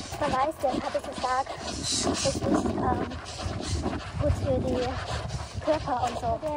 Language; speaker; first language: German; non-native, learner; Chinese